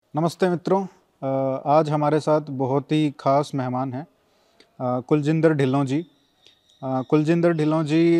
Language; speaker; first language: Hindi; native; Hindi